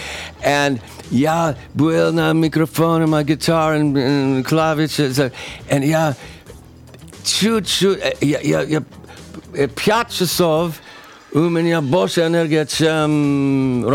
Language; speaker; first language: Russian; non-native, learner; English